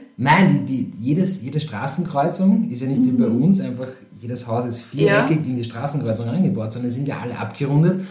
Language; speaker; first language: German; native; German